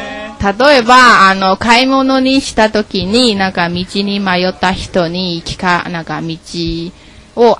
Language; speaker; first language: Japanese; non-native, fluent; Chinese